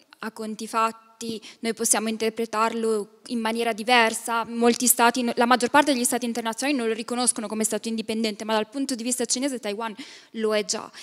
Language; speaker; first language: Italian; native; Italian